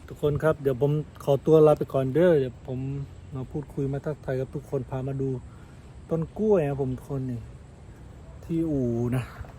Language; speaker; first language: Thai; native; Thai